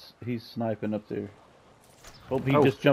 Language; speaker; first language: English; native; English